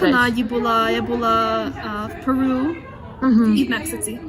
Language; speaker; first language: Ukrainian; early bilingual, other home language; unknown